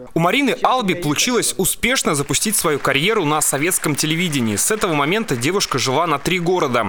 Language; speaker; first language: Russian; native; Russian